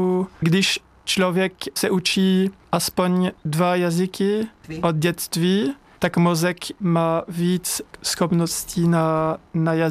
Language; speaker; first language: Czech; non-native, learner; French